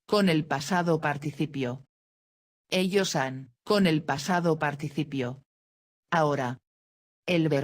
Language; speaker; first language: Spanish; non-native, fluent; Dutch